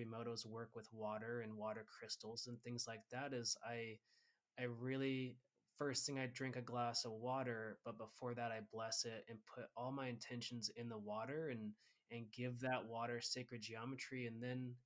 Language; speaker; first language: English; native; English